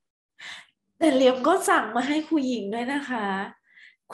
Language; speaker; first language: Thai; native; Thai